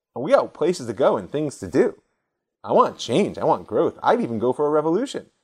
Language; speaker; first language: English; native; English